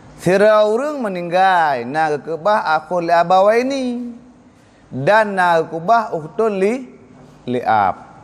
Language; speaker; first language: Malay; non-native, local second language; Achinese